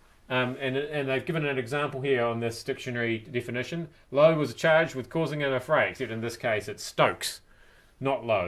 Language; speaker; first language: English; native; English